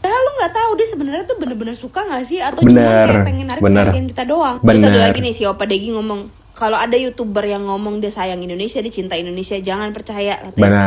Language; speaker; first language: Indonesian; native; Indonesian